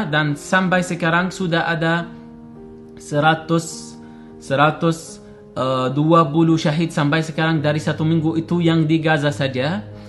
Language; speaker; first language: Indonesian; non-native, fluent; Arabic